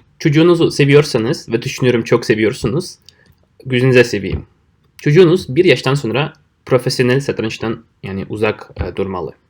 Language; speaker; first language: Turkish; non-native, fluent; Russian